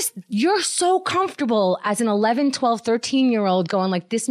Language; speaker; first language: English; native; English